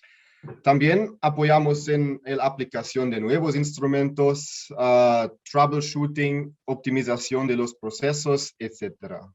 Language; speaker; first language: Spanish; non-native, learner; German